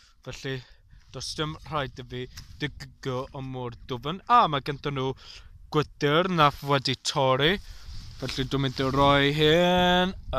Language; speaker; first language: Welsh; non-native, learner; English